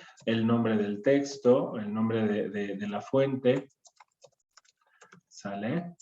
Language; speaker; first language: Spanish; native; Spanish